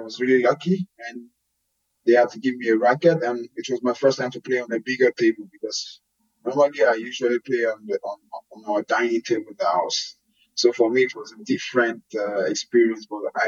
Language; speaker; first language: English; non-native, local second language; Yoruba